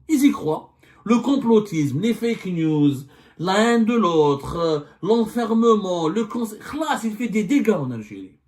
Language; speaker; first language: French; non-native, local second language; Arabic